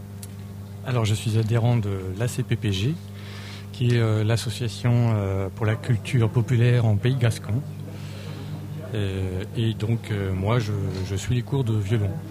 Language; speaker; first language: French; native; French